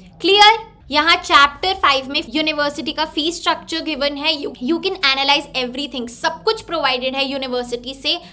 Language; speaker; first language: Hindi; native; Hindi